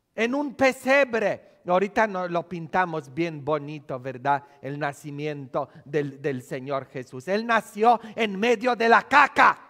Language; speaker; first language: Spanish; non-native, fluent; Polish